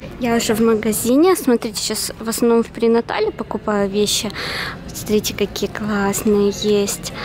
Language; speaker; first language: Russian; native; Russian